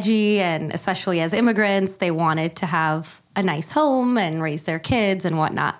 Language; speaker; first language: English; early bilingual, other home language; Kannada